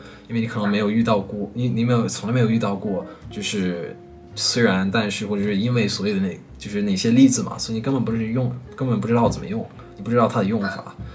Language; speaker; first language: Chinese; non-native, fluent; English